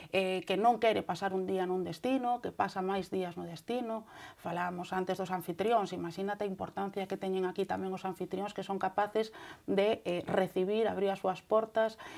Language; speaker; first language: Galician; native; Galician